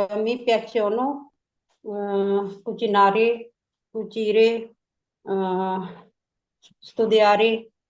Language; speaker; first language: Italian; non-native, learner; Punjabi